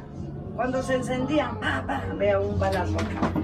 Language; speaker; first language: Spanish; native; Spanish